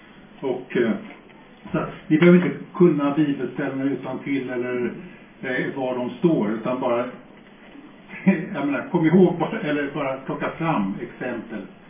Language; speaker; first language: Swedish; non-native, fluent; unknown